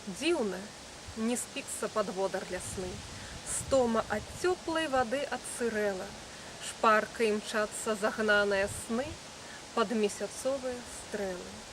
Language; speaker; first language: Belarusian; native; Belarusian